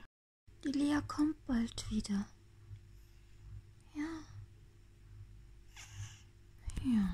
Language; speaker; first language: German; native; German